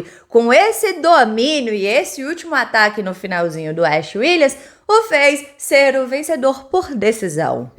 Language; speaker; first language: Portuguese; native; Portuguese